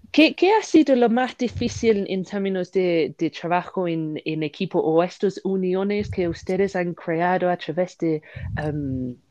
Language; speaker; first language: Spanish; non-native, fluent; English